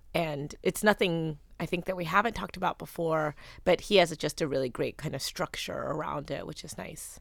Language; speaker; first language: English; native; English